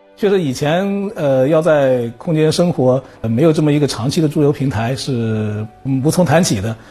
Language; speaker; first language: Chinese; native; Chinese